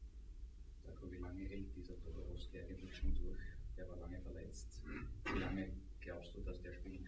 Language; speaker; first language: German; native; German